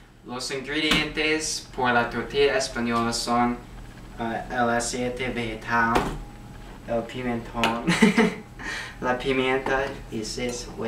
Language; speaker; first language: Spanish; non-native, learner; English